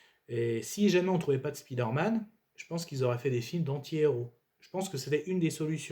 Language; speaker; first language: French; native; French